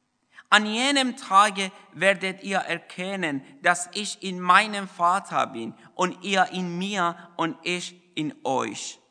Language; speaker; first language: German; non-native, fluent; Persian